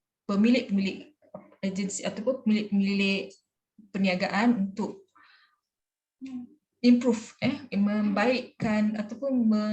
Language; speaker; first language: Malay; native; Malay